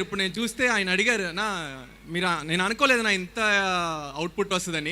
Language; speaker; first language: Telugu; non-native, fluent; Tamil